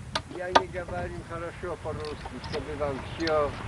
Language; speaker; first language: Russian; non-native, learner; Polish